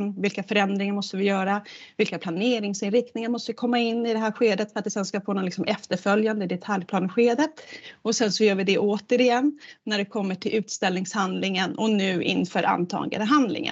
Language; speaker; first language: Swedish; native; Swedish